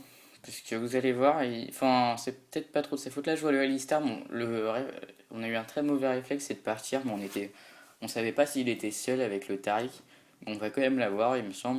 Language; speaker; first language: French; native; French